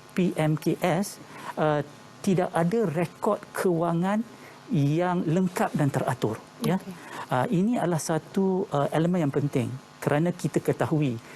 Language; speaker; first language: Malay; native; Malay